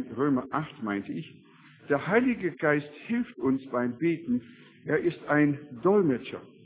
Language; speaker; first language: German; non-native, fluent; English